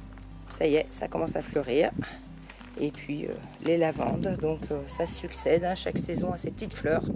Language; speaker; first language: French; native; French